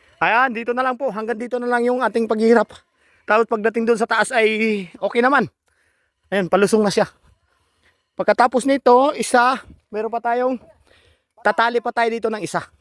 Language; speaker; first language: Filipino; native; Filipino